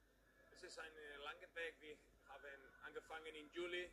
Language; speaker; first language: German; non-native, fluent; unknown